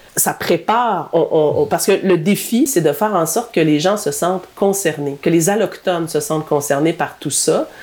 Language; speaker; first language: French; native; French